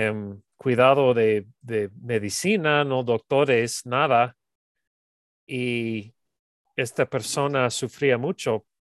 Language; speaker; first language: Spanish; non-native, learner; English